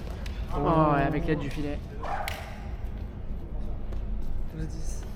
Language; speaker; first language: French; native; French